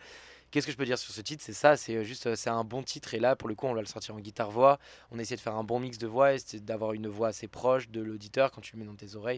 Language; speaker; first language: French; native; French